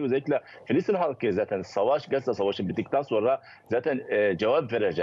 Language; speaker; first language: Turkish; non-native, fluent; Arabic